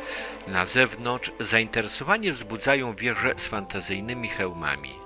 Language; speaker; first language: Polish; native; Polish